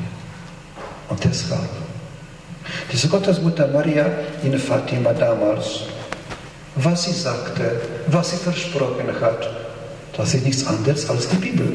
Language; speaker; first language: German; non-native, fluent; Polish